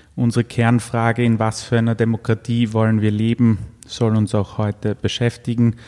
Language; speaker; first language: German; native; German